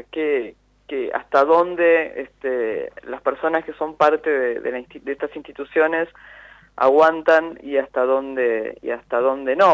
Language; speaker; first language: Spanish; native; Spanish